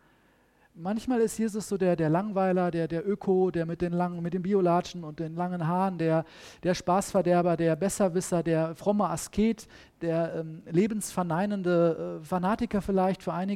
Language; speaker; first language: German; native; German